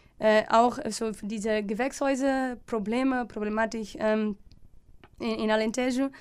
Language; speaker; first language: German; non-native, learner; Portuguese